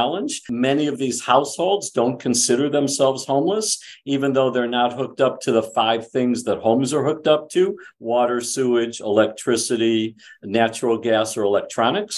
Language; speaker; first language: English; native; English